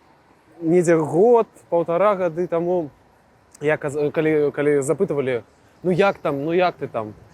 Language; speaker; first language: Belarusian; non-native, local second language; Russian